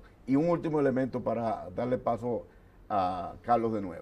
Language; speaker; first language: Spanish; native; Spanish